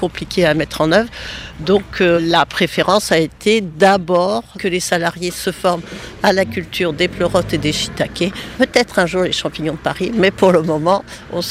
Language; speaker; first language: French; native; French